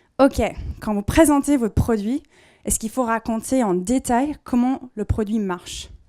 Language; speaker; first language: French; non-native, fluent; English